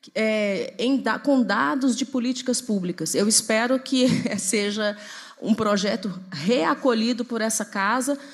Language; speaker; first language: Portuguese; native; Portuguese